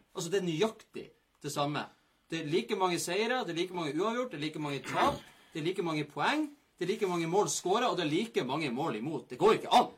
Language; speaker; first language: Norwegian; native; Norwegian